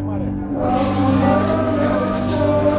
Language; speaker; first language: Russian; native; Russian